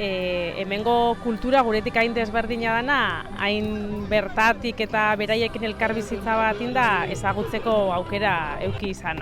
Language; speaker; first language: Basque; native; Basque